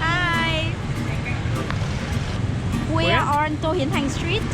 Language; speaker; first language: English; non-native, local second language; Vietnamese